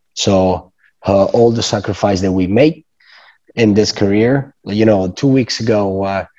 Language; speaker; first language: English; non-native, fluent; Italian